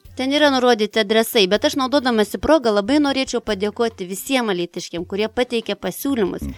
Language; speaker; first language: Lithuanian; native; Lithuanian